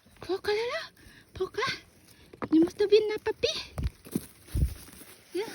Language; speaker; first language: Swedish; non-native, learner; Thai